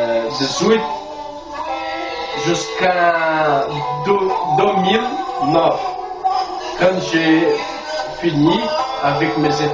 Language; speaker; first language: French; non-native, learner; Spanish